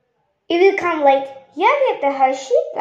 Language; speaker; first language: Swedish; non-native, learner; English